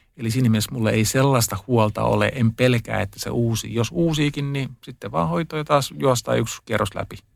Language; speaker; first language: Finnish; early bilingual, heritage; Finnish